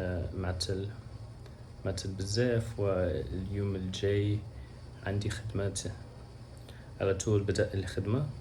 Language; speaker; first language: Arabic; non-native, learner; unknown